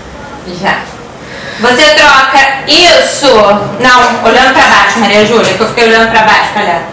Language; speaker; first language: Portuguese; native; Portuguese